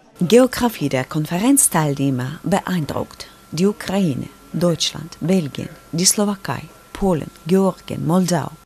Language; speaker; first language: German; non-native, fluent; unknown